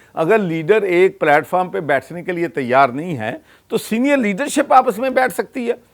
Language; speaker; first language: Urdu; non-native, local second language; Punjabi